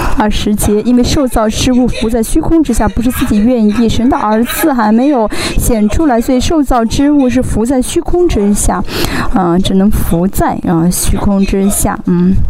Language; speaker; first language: Chinese; non-native, fluent; Korean